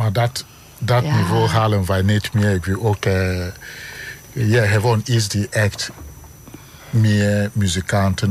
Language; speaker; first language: Dutch; non-native, learner; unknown